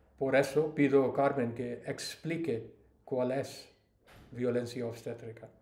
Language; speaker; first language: Spanish; non-native, learner; English